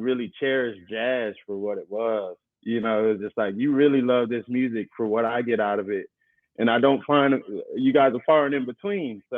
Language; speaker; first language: English; native; English